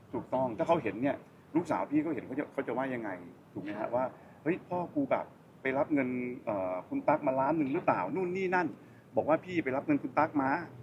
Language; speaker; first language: Thai; native; Thai